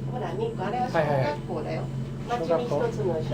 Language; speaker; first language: Japanese; native; Japanese